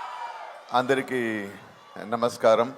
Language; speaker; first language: Telugu; non-native, fluent; Tamil